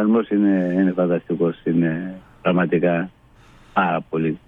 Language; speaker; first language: Greek; non-native, fluent; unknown